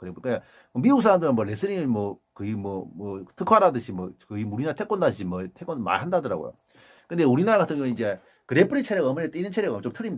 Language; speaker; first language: Korean; native; Korean